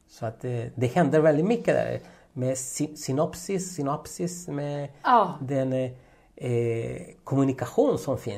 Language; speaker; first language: Swedish; non-native, fluent; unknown